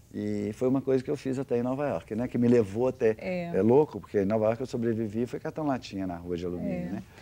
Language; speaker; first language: Portuguese; native; Portuguese